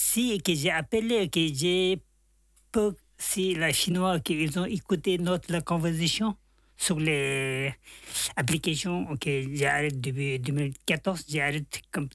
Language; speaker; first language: French; non-native, learner; Tibetan